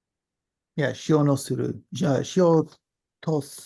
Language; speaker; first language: Japanese; non-native, learner; English